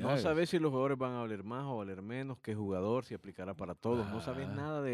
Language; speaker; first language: Spanish; native; Spanish